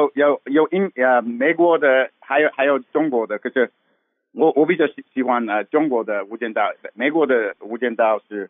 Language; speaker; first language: Chinese; non-native, learner; English